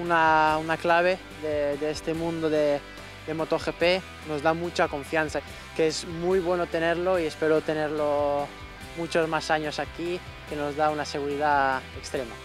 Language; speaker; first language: Spanish; non-native, fluent; French